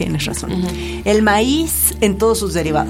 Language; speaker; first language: Spanish; native; Spanish